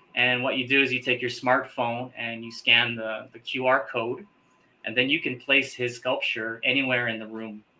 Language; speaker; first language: English; native; English